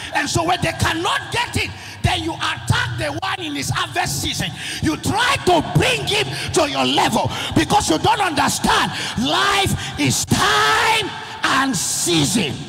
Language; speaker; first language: English; non-native, local second language; Yoruba